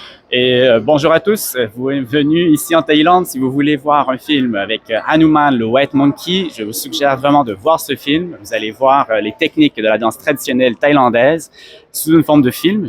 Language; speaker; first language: French; native; French